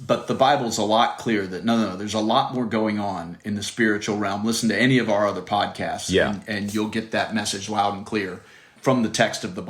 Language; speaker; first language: English; native; English